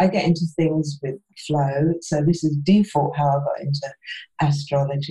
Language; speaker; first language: English; native; English